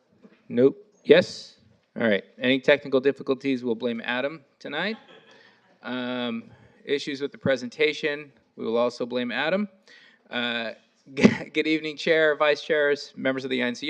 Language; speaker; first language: English; native; English